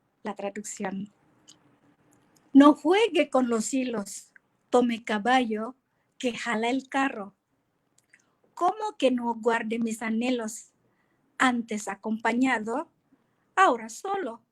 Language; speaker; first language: Spanish; non-native, fluent; Indonesian